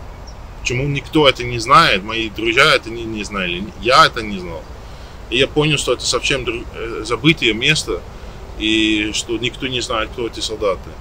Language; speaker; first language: Russian; non-native, learner; Dutch